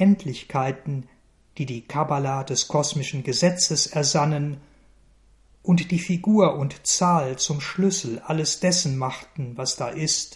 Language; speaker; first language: German; native; German